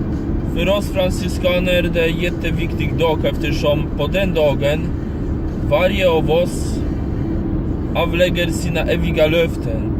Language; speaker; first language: Swedish; non-native, learner; Polish